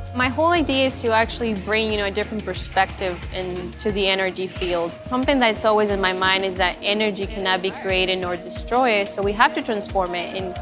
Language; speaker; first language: English; non-native, fluent; Spanish